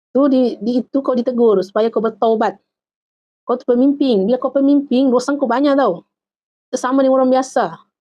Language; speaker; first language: Malay; native; Malay